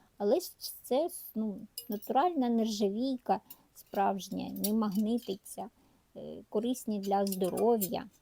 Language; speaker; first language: Ukrainian; native; Ukrainian